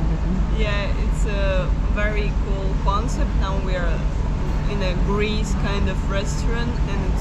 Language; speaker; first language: English; non-native, fluent; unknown